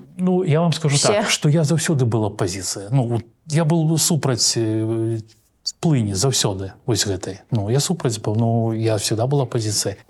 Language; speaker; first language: Belarusian; non-native, local second language; Russian